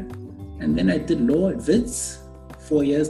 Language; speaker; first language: English; non-native, local second language; North Ndebele